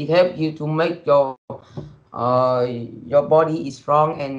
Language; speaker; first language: English; non-native, learner; Vietnamese